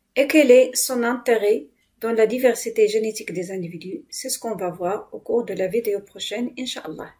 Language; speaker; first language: French; non-native, local second language; Arabic